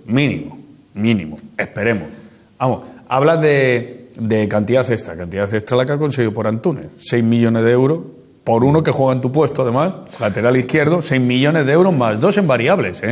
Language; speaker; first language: Spanish; native; Spanish